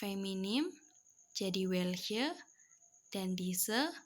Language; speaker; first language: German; non-native, fluent; Indonesian